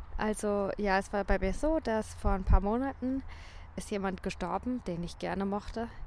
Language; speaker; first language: German; native; German